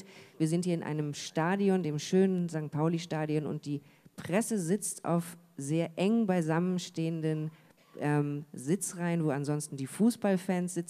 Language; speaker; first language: German; native; German